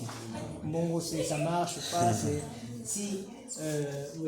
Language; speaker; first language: French; non-native, fluent; Japanese